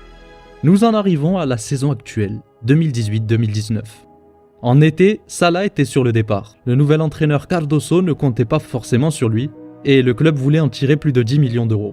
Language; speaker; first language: French; native; French